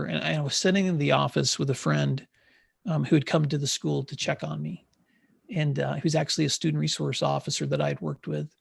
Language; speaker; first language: English; native; English